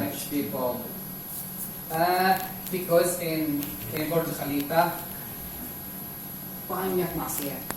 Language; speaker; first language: English; non-native, learner; Indonesian